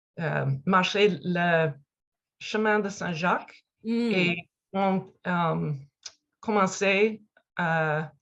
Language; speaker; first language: French; non-native, learner; English